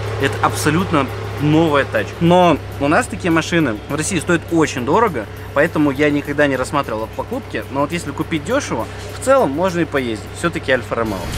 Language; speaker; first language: Russian; native; Russian